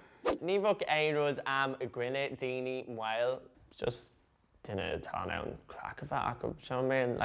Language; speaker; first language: Irish; non-native, local second language; English